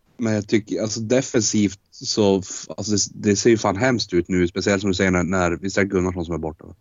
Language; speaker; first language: Swedish; native; Swedish